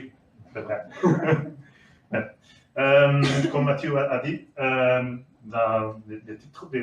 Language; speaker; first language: French; non-native, learner; Portuguese